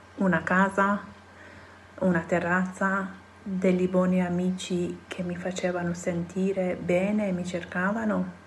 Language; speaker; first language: Italian; non-native, fluent; Persian